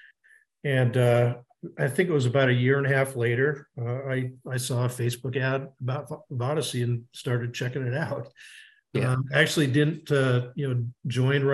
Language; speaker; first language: English; native; English